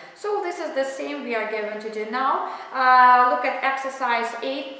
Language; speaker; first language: English; non-native, fluent; Russian